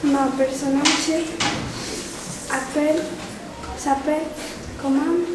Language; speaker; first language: French; non-native, learner; Catalan